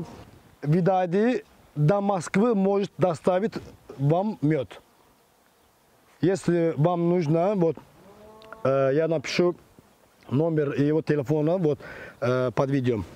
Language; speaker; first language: Russian; non-native, learner; Azerbaijani